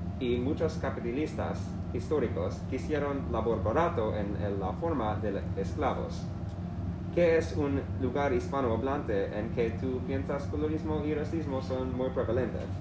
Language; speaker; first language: Spanish; non-native, learner; English